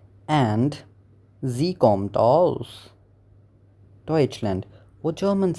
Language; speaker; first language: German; non-native, learner; Hindi